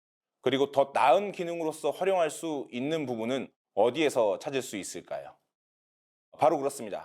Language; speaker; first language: Korean; native; Korean